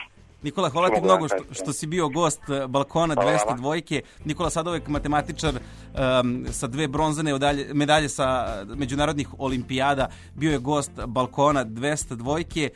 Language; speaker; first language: Serbian; native; Serbian